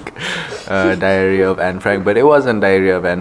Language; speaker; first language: English; non-native, local second language; Malay